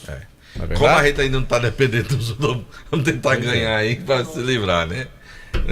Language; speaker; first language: Portuguese; native; Portuguese